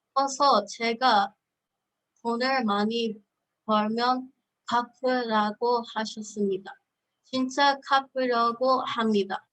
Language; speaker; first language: Korean; early bilingual, heritage; Korean